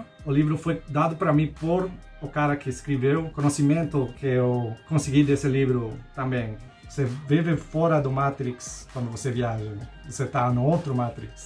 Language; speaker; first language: Portuguese; non-native, fluent; Spanish